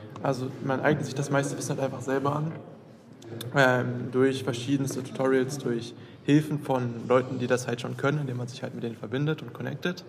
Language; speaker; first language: German; native; German